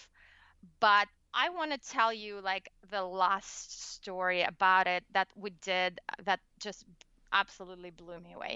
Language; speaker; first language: English; non-native, fluent; Russian